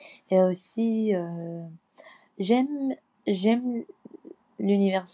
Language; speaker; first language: French; non-native, learner; English